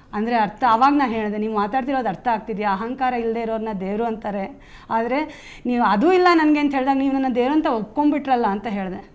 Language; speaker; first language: Kannada; native; Kannada